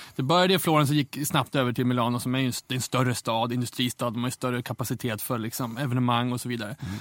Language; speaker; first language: Swedish; native; Swedish